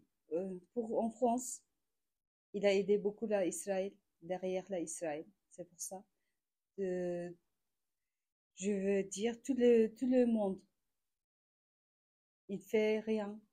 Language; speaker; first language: French; non-native, learner; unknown